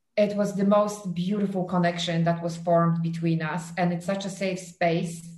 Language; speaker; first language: English; non-native, fluent; Polish